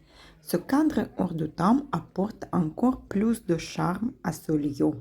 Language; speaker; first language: French; non-native, fluent; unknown